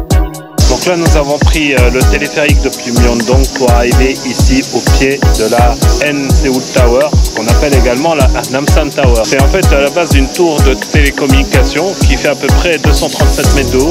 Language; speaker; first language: French; native; French